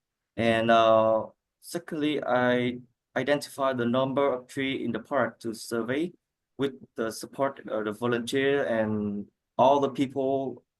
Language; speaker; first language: English; non-native, learner; Vietnamese